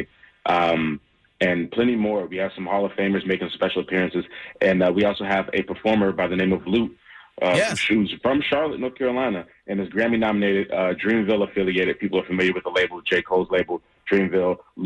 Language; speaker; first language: English; native; English